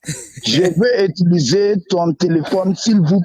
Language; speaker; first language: French; non-native, learner; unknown